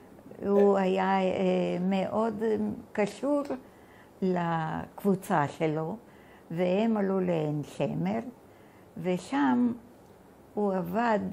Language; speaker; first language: Hebrew; non-native, fluent; Bulgarian